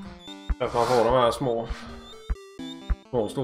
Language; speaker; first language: Swedish; native; Swedish